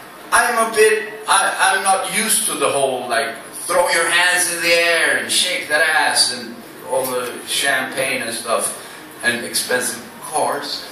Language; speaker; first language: English; non-native, fluent; Swedish